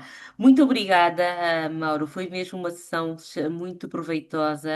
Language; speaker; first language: Portuguese; native; Portuguese